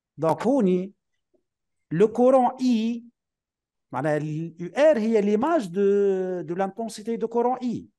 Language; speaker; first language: French; non-native, local second language; Arabic